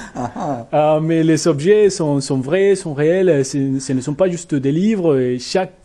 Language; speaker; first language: French; non-native, fluent; Spanish